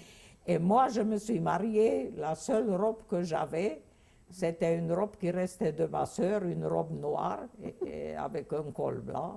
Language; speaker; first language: French; non-native, fluent; Hungarian